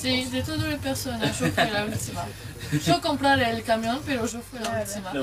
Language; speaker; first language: Spanish; non-native, learner; French